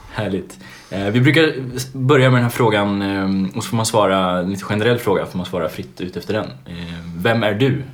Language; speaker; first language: Swedish; native; Swedish